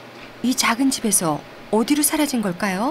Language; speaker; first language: Korean; native; Korean